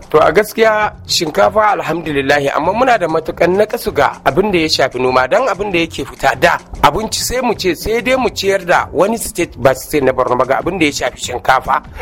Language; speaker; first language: Hausa; native; Hausa